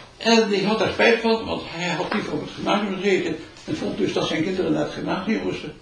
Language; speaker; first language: Dutch; early bilingual, other home language; Malay